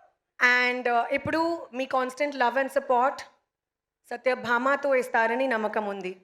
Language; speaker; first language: Telugu; non-native, learner; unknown